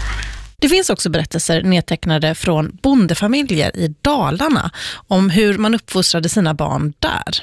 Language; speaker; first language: Swedish; native; Swedish